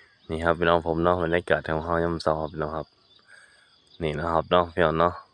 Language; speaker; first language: Thai; non-native, local second language; Northeastern Thai